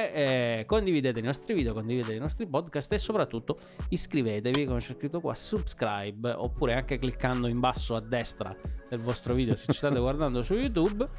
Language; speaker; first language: Italian; native; Italian